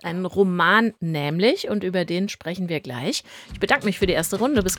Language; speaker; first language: German; native; German